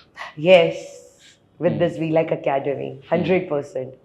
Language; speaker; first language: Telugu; non-native, local second language; Hindi